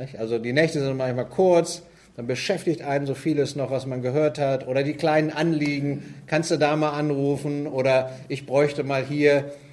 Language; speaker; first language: German; native; German